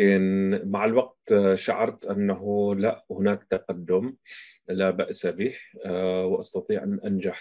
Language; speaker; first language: Arabic; non-native, fluent; German